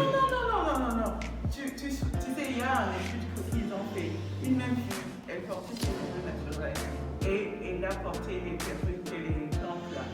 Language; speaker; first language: French; non-native, local second language; Kinyarwanda